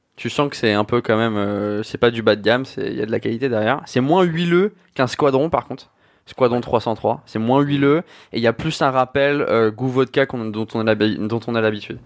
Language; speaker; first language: French; native; French